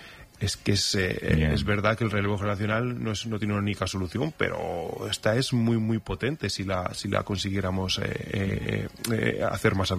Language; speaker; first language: Spanish; native; Spanish